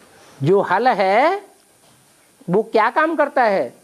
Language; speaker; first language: Hindi; native; Hindi